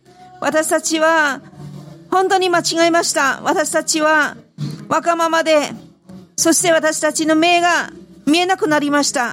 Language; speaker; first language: Japanese; non-native, fluent; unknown